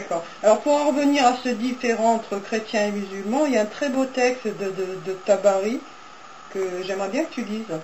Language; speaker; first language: French; native; French